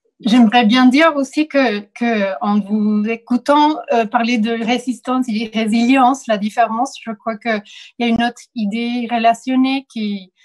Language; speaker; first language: French; non-native, fluent; Spanish